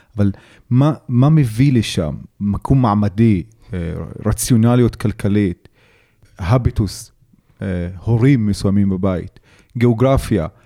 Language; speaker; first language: Hebrew; non-native, local second language; Arabic